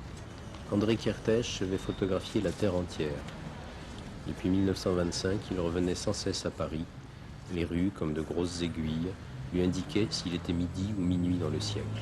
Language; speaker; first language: French; native; French